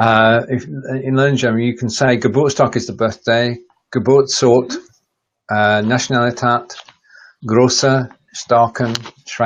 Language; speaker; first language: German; non-native, learner; English